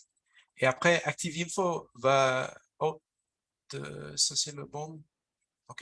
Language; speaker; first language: French; non-native, fluent; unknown